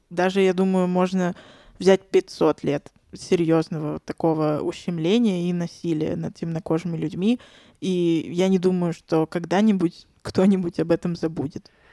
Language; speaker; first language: Russian; native; Russian